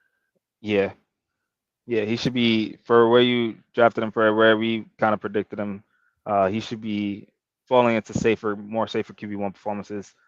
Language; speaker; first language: English; native; English